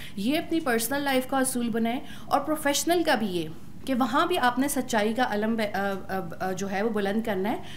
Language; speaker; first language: Urdu; native; Urdu